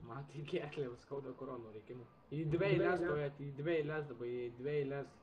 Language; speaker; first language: Lithuanian; native; Lithuanian